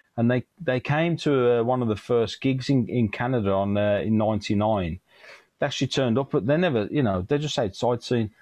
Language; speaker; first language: English; native; English